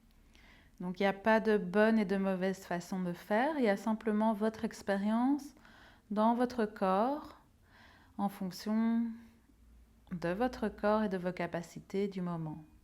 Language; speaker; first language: French; native; French